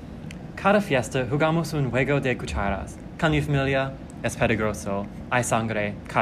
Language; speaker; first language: Spanish; non-native, learner; English